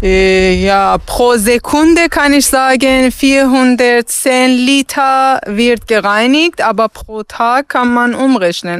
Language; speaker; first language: German; non-native, learner; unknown